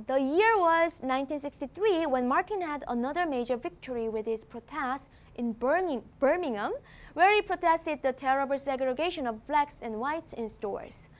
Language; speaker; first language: English; non-native, fluent; Korean